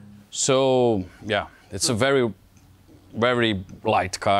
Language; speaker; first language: English; non-native, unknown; Portuguese